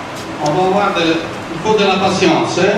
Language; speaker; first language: French; non-native, fluent; Italian